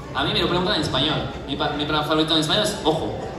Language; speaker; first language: Spanish; non-native, fluent; French